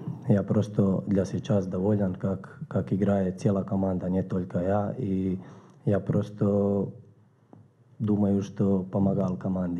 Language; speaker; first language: Russian; non-native, learner; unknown